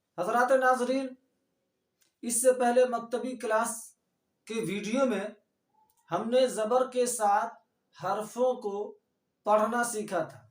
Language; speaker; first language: Urdu; native; Urdu